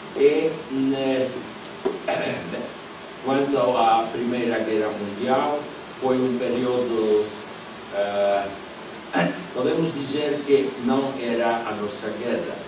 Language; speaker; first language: Portuguese; non-native, fluent; Polish